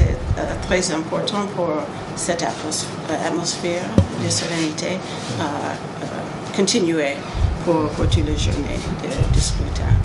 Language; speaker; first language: French; non-native, learner; English